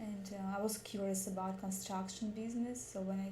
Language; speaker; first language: English; non-native, learner; Russian